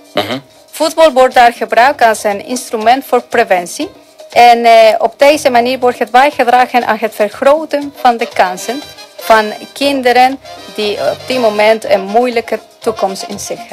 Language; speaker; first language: Dutch; non-native, fluent; Spanish